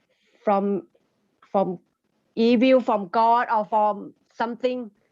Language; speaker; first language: English; non-native, learner; Thai